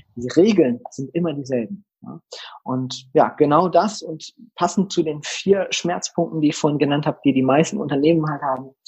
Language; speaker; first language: German; native; German